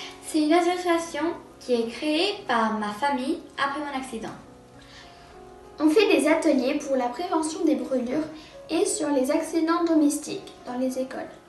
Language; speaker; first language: French; early bilingual, other home language; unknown